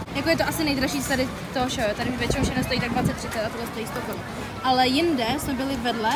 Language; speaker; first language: Czech; early bilingual, other home language; Vietnamese